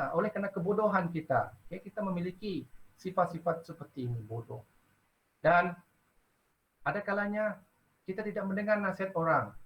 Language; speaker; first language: Malay; non-native, local second language; Iban